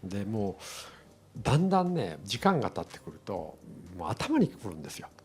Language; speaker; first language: Japanese; native; Japanese